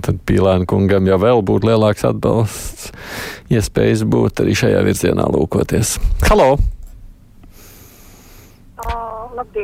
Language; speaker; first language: Latvian; native; Latvian